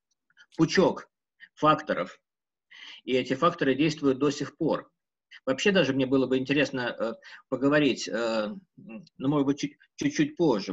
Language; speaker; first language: Russian; native; Russian